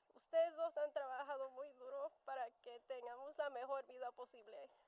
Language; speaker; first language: Spanish; early bilingual, other home language; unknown